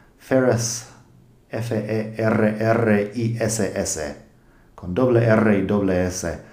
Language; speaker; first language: Spanish; non-native, fluent; English